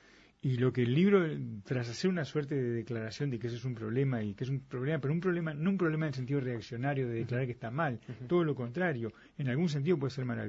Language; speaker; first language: Spanish; native; Spanish